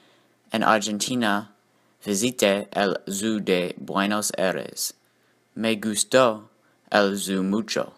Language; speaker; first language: Spanish; non-native, learner; English